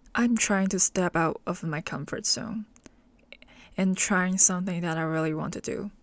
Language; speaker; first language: English; non-native, local second language; Cantonese